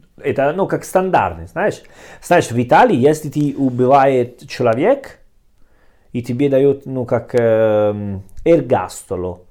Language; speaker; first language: Russian; non-native, learner; Italian